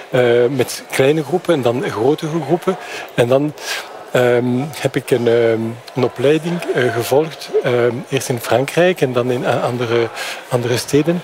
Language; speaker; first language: Dutch; non-native, fluent; French